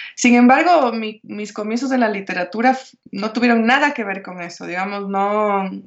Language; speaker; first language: Spanish; native; Spanish